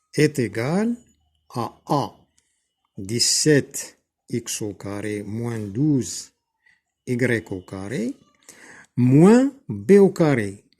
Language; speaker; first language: French; non-native, local second language; Arabic